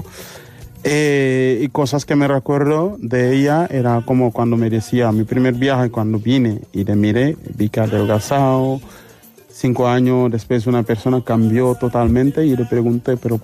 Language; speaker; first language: Spanish; non-native, fluent; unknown